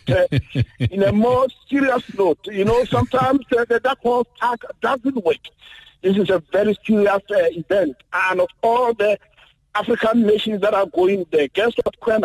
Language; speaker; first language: English; non-native, local second language; Akan